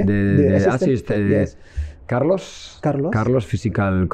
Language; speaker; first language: English; non-native, learner; Spanish